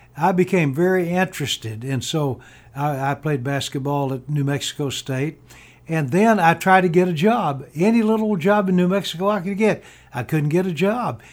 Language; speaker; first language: English; native; English